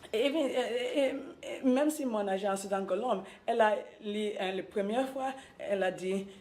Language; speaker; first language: French; non-native, local second language; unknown